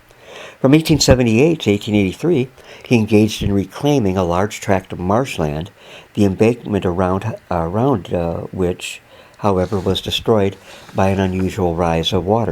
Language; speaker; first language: English; native; English